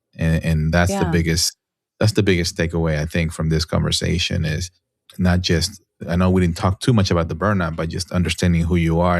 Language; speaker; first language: English; non-native, fluent; Spanish